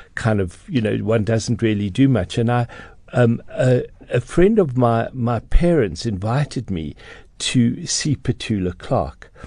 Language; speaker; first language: English; native; English